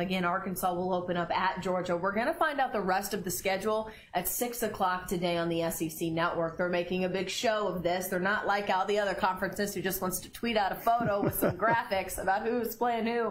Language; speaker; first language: English; native; English